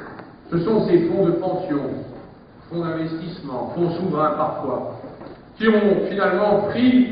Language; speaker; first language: French; native; French